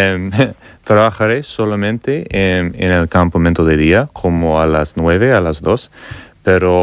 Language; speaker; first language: Spanish; non-native, learner; English